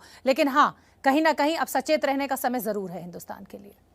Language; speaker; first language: Hindi; native; Hindi